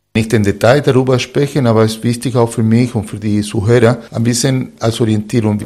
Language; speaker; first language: German; non-native, fluent; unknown